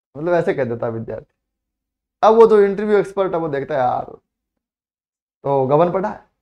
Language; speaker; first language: Hindi; native; Hindi